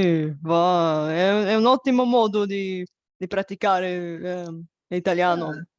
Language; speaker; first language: Italian; non-native, fluent; Bulgarian